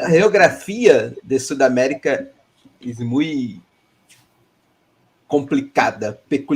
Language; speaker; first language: Spanish; non-native, learner; Portuguese